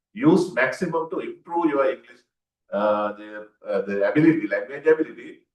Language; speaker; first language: English; non-native, local second language; Sinhala